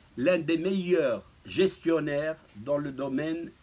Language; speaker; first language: French; non-native, local second language; Arabic